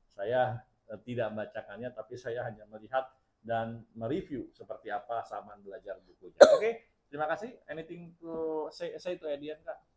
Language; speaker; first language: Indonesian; native; Indonesian